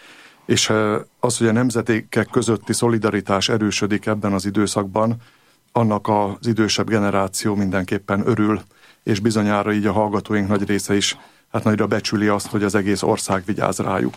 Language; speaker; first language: Hungarian; native; Hungarian